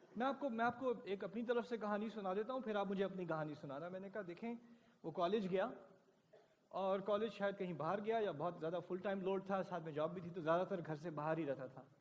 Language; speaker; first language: Urdu; early bilingual, heritage; Urdu